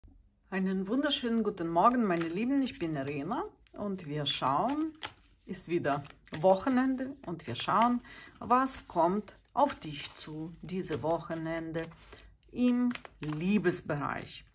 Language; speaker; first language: German; non-native, fluent; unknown